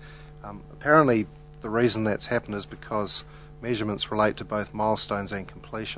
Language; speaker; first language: English; native; English